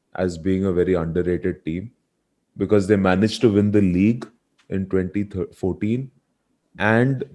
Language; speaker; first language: English; non-native, local second language; Hindi